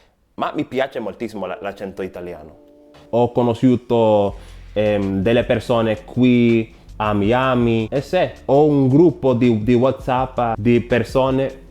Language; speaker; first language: Italian; non-native, learner; Spanish